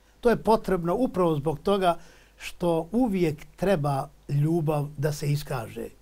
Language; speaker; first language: Bosnian; native; Bosnian